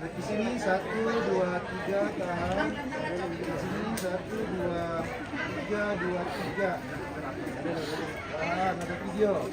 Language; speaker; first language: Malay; non-native, local second language; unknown